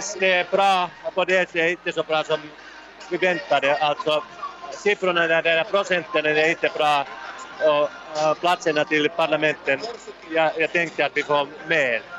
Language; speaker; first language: Swedish; non-native, local second language; Finnish